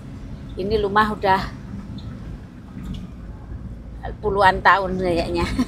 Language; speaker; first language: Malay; non-native, local second language; Javanese